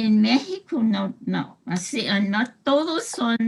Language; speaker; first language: Spanish; early bilingual, heritage; English